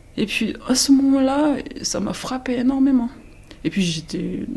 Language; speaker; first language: French; non-native, fluent; Tibetan